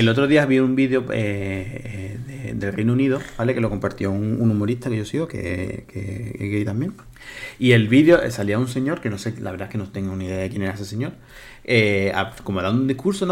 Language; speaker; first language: Spanish; native; Spanish